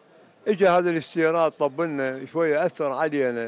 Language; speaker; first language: Arabic; native; Arabic